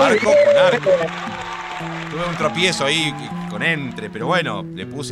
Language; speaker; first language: Spanish; native; Spanish